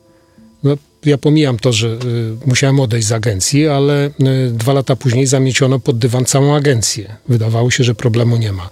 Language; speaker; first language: Polish; native; Polish